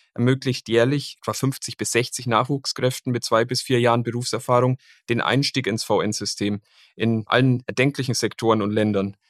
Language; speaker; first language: German; native; German